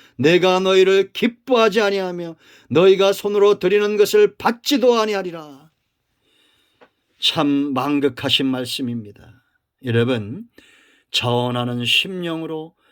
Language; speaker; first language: Korean; native; Korean